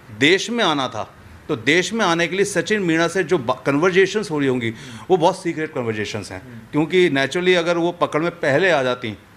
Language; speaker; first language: Hindi; native; Hindi